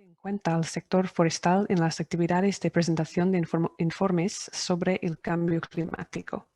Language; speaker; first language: Spanish; non-native, fluent; English